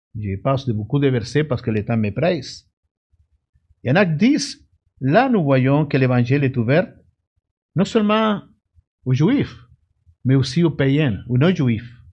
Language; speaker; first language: French; non-native, fluent; Spanish